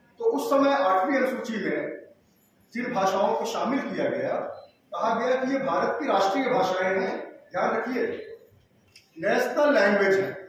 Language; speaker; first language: Hindi; native; Hindi